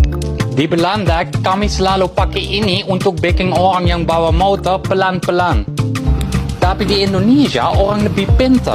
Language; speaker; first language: Indonesian; non-native, fluent; Dutch